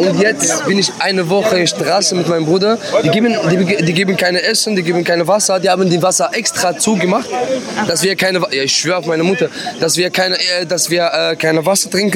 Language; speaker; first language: German; non-native, fluent; Arabic